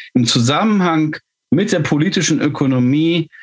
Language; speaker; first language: German; native; German